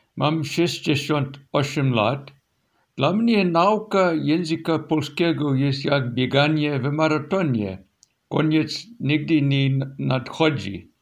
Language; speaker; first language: Polish; non-native, learner; English